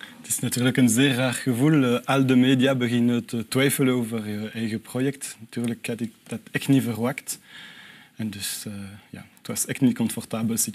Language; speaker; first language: Dutch; non-native, local second language; French